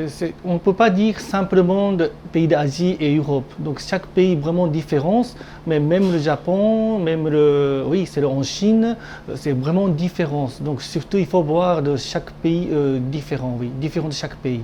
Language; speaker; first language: French; non-native, learner; Japanese